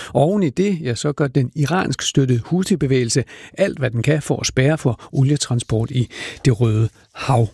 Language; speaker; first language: Danish; native; Danish